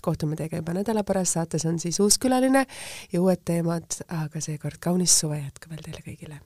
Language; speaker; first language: Estonian; native; Estonian